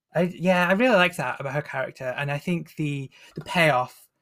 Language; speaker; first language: English; native; English